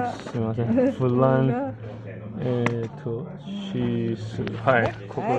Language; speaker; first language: Japanese; non-native, learner; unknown